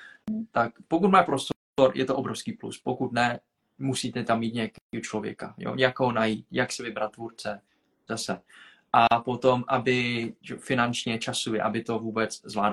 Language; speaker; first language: Czech; early bilingual, other home language; Vietnamese